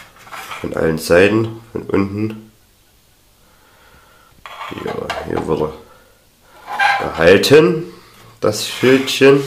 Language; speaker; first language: German; native; German